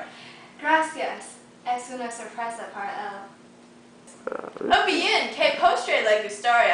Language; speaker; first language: Spanish; non-native, learner; English